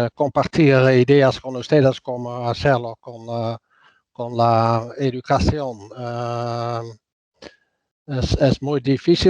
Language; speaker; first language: Spanish; non-native, fluent; Dutch